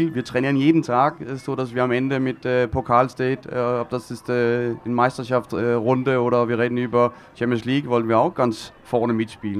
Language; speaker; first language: German; non-native, fluent; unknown